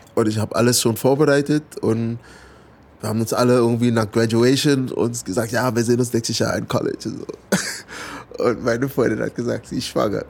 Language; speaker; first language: German; non-native, fluent; English